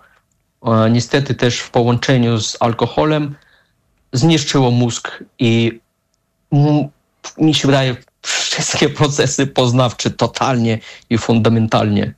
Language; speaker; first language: Polish; non-native, fluent; Russian